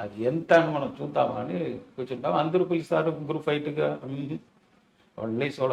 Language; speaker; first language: Telugu; non-native, local second language; Tamil